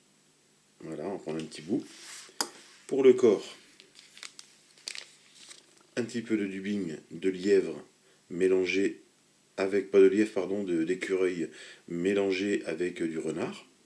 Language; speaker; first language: French; native; French